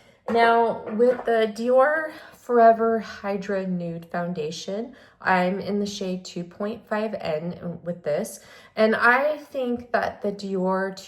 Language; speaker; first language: English; native; English